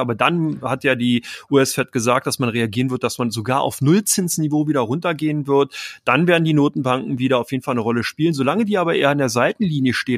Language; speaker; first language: German; native; German